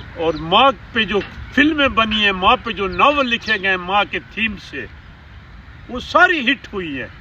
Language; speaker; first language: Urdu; non-native, local second language; Saraiki